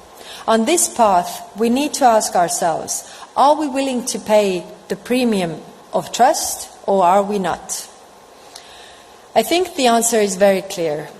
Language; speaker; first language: English; non-native, fluent; Estonian